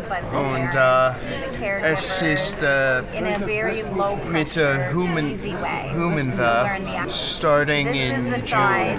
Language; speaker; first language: German; non-native, learner; English